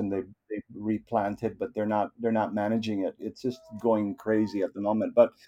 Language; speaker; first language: English; non-native, local second language; Filipino